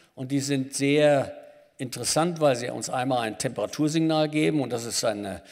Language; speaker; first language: German; native; German